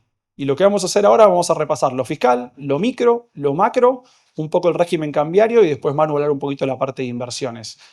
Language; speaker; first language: Spanish; native; Spanish